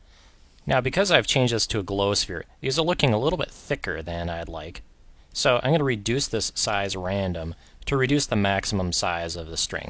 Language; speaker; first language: English; native; English